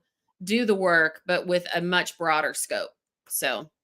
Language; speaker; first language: English; native; English